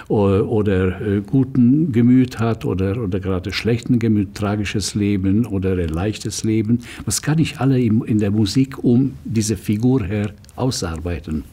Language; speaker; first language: German; non-native, fluent; Hungarian